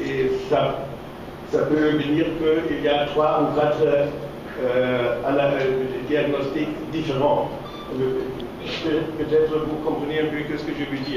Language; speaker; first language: French; non-native, fluent; German